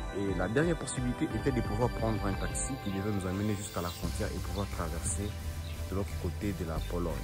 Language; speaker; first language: French; non-native, local second language; Swahili